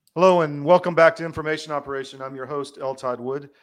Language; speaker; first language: English; native; English